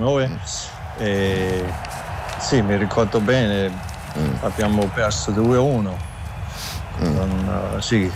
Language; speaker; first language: Italian; non-native, learner; German